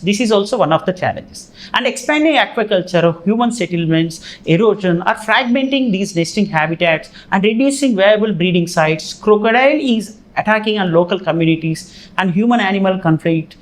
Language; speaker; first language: English; non-native, local second language; Telugu